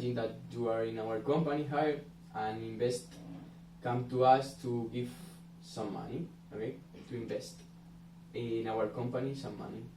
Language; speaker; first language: English; non-native, learner; Spanish